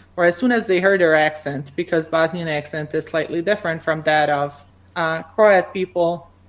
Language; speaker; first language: English; early bilingual, other home language; Croatian